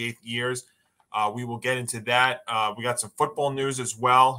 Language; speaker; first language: English; native; English